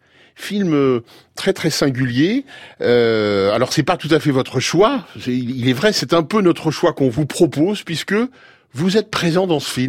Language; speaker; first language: French; native; French